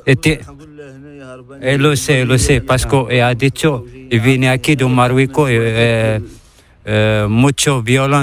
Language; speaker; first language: Spanish; non-native, learner; Arabic